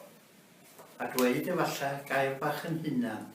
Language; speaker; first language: Welsh; native; Welsh